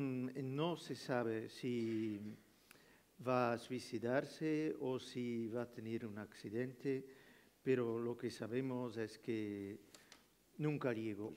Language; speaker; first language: Spanish; non-native, fluent; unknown